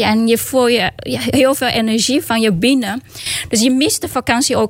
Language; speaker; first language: Dutch; non-native, learner; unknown